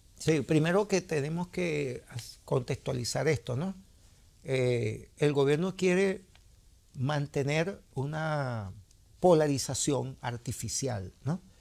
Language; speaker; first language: Spanish; native; Spanish